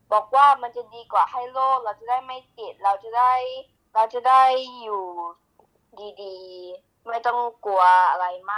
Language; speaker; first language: Thai; early bilingual, heritage; Thai